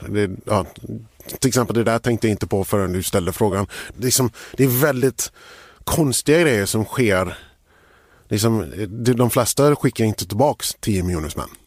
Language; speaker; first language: Swedish; early bilingual, other home language; English